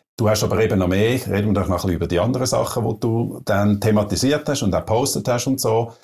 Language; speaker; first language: German; native; German